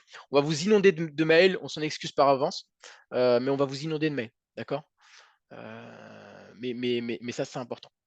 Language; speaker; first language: French; native; French